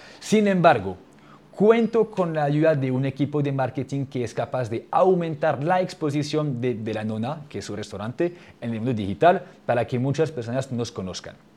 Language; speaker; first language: Spanish; non-native, fluent; French